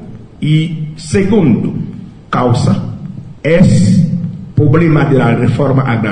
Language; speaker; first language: Spanish; non-native, local second language; Haitian Creole